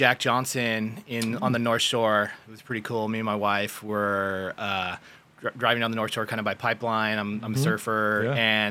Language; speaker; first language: English; native; English